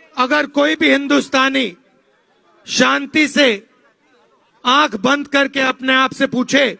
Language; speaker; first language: Hindi; native; Hindi